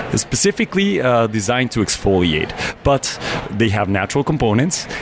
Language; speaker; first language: English; non-native, fluent; Spanish